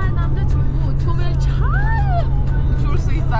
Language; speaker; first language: Korean; non-native, learner; Persian